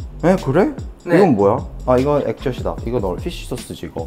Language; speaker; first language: Korean; native; Korean